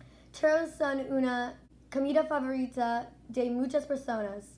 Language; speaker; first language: Spanish; non-native, learner; English